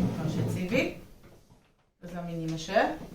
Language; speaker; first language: Polish; non-native, learner; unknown